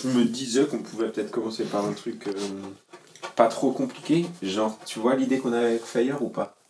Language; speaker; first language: French; native; French